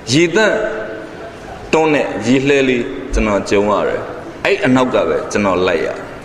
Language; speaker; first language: Burmese; native; Burmese